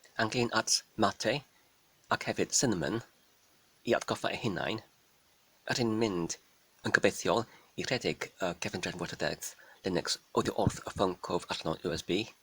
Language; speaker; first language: Welsh; non-native, fluent; German